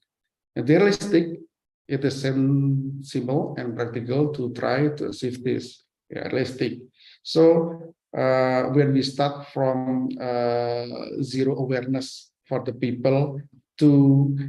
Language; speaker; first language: English; non-native, fluent; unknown